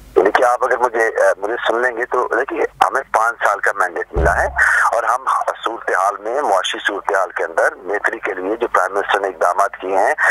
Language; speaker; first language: Urdu; non-native, local second language; Punjabi